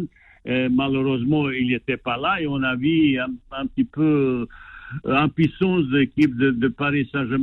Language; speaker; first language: French; non-native, fluent; Bosnian